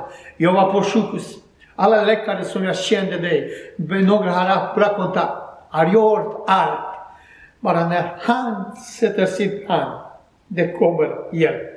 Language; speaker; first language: Swedish; non-native, learner; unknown